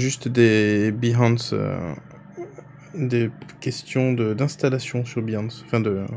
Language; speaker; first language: French; native; French